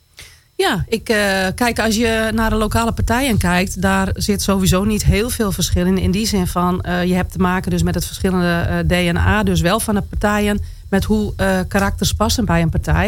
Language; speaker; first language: Dutch; native; Dutch